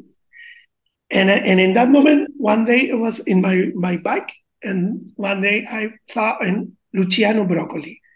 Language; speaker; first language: English; non-native, learner; Spanish